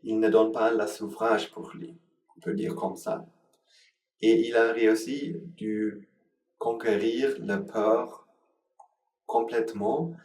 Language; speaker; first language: French; non-native, learner; Sinhala